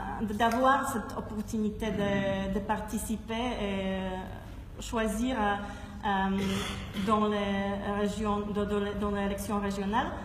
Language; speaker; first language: French; non-native, fluent; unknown